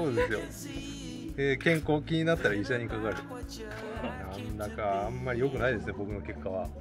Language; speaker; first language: Japanese; native; Japanese